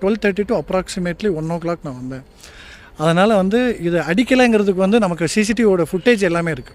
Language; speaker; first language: Tamil; native; Tamil